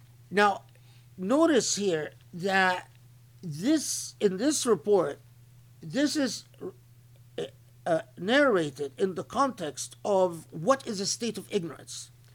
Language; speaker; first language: English; non-native, fluent; Arabic